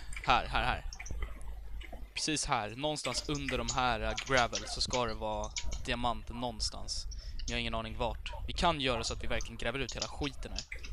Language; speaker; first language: Swedish; native; Swedish